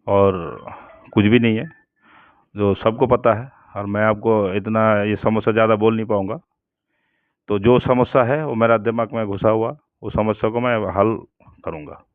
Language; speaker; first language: Hindi; non-native, local second language; Bangla